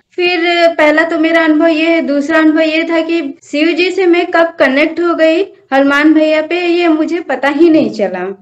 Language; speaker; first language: Hindi; native; Hindi